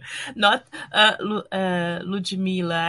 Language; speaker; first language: English; non-native, learner; Portuguese